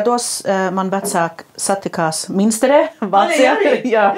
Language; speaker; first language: Latvian; early bilingual, heritage; Latvian